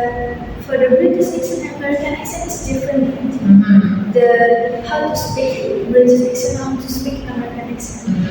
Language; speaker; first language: English; non-native, learner; Indonesian